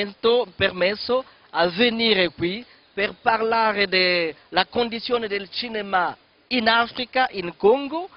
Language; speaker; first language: Italian; non-native, fluent; Kongo